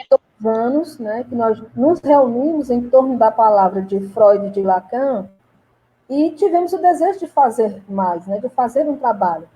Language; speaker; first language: Portuguese; native; Portuguese